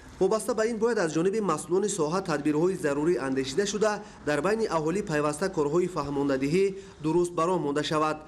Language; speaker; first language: Tajik; native; Tajik